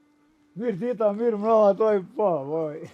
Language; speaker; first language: Albanian; non-native, local second language; Serbian